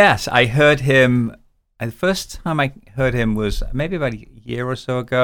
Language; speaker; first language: English; native; English